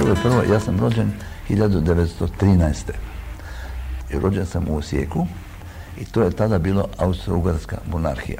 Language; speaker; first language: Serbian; early bilingual, heritage; Croatian